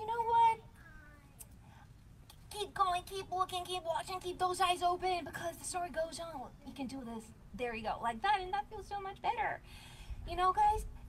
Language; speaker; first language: English; non-native, fluent; Bulgarian